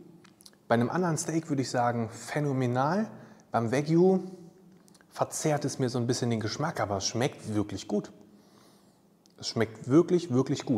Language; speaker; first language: German; native; German